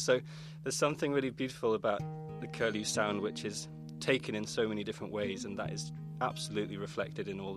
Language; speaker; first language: English; native; English